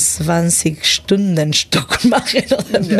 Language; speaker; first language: German; non-native, fluent; Spanish